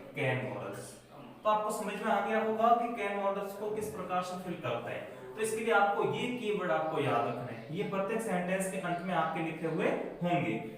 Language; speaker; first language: Hindi; native; Hindi